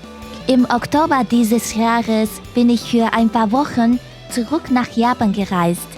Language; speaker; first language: German; non-native, fluent; Japanese